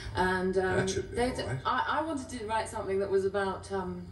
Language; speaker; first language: English; native; English